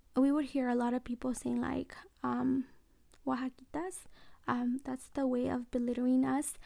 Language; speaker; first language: English; early bilingual, other home language; Mixtepec Mixtec